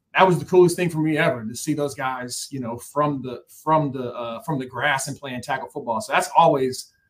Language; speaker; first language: English; native; English